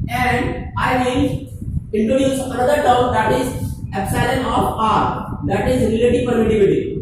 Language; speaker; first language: English; non-native, local second language; Hindi